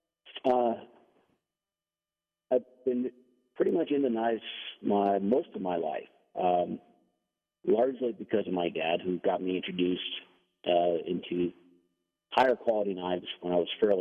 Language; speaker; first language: English; non-native, fluent; Danish